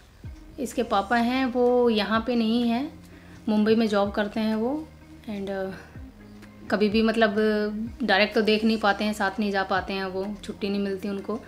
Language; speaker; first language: Hindi; native; Hindi